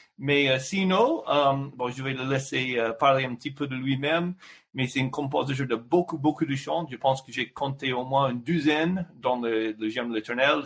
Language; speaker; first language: French; non-native, fluent; English